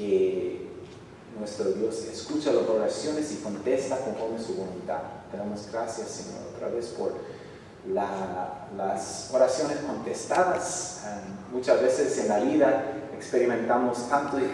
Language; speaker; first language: Spanish; non-native, fluent; English